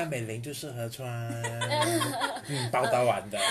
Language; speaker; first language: Chinese; native; Chinese